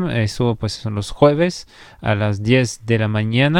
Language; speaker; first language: Spanish; native; Spanish